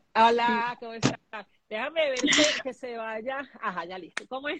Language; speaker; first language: Spanish; native; Spanish